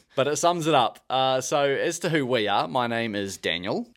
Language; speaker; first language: English; native; English